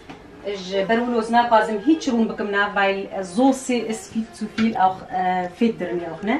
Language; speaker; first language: German; non-native, learner; Kurdish